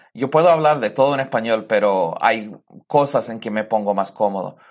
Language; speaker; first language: Spanish; early bilingual, heritage; Spanish